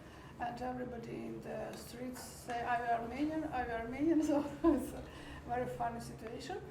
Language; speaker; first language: English; non-native, learner; Armenian